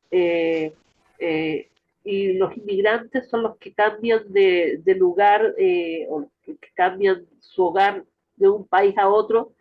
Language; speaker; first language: Spanish; native; Spanish